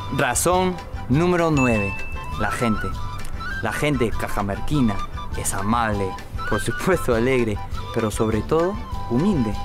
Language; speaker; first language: Spanish; non-native, fluent; English